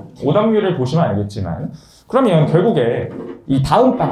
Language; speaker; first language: Korean; native; Korean